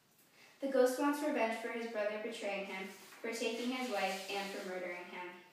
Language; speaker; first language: English; native; English